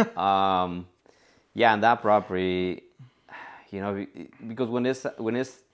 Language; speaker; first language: English; non-native, fluent; Spanish